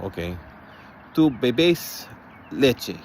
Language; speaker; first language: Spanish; non-native, learner; English